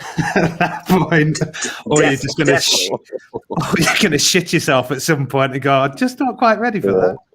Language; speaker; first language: English; native; English